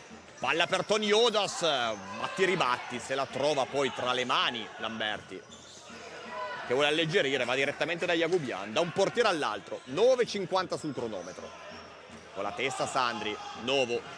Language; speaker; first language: Italian; native; Italian